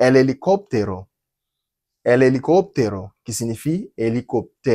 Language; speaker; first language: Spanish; non-native, learner; Haitian Creole